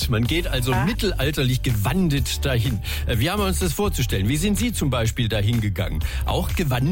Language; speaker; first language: German; native; German